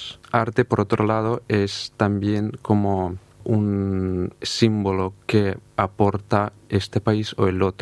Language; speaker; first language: Spanish; non-native, fluent; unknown